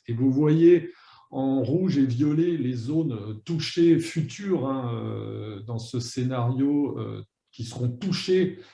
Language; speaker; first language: French; native; French